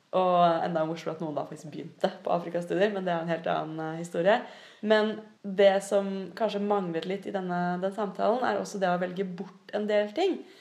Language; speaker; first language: Norwegian; native; Norwegian